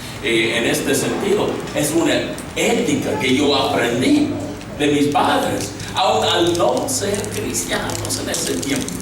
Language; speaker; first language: Spanish; non-native, fluent; English